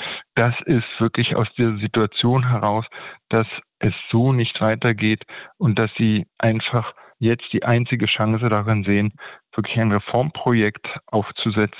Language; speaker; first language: German; native; German